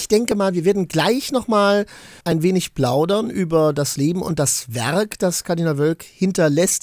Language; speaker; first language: German; native; German